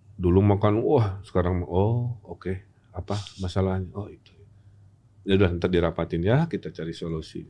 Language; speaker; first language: Indonesian; native; Indonesian